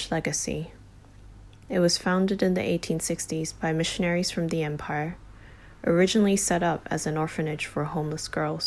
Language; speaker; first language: English; non-native, local second language; Cantonese